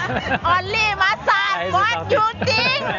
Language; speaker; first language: English; non-native, learner; Thai